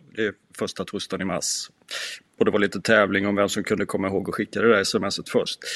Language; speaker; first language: Swedish; native; Swedish